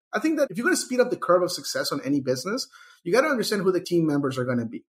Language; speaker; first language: English; early bilingual, other home language; Spanish